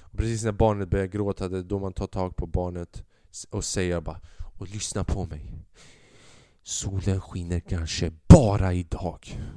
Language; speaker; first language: Swedish; early bilingual, other home language; Albanian